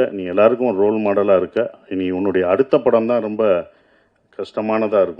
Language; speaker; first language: Tamil; native; Tamil